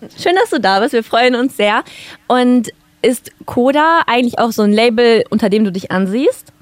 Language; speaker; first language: German; native; German